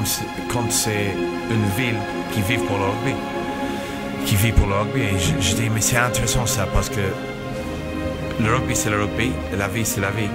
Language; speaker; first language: French; non-native, fluent; English